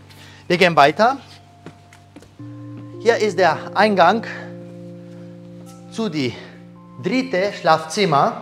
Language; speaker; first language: German; non-native, learner; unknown